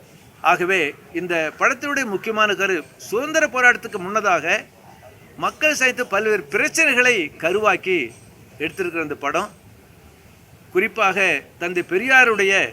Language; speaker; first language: Tamil; native; Tamil